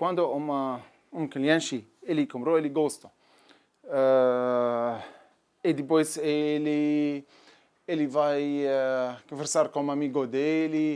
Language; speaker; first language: Portuguese; non-native, learner; Arabic